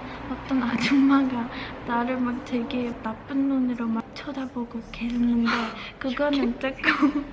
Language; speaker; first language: Korean; early bilingual, heritage; Czech